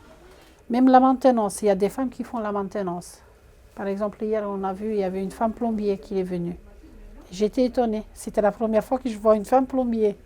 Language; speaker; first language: French; non-native, fluent; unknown